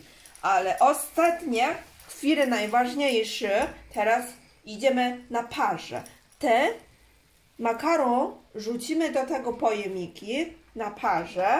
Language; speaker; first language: Polish; non-native, learner; Chinese